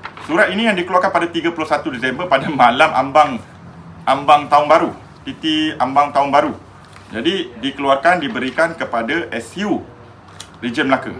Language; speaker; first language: Malay; native; Malay